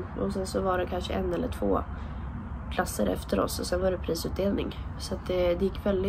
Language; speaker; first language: Swedish; native; Swedish